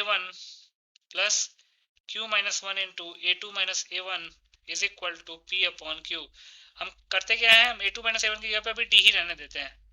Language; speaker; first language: Hindi; native; Hindi